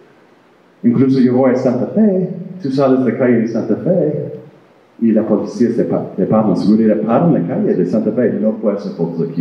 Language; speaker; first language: Spanish; non-native, fluent; English